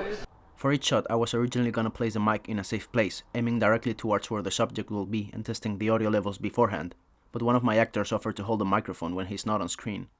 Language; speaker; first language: English; non-native, fluent; Spanish